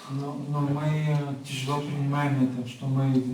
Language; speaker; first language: Russian; non-native, learner; Bulgarian